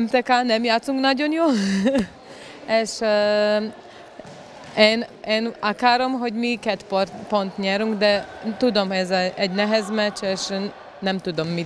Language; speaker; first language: Hungarian; non-native, learner; Serbian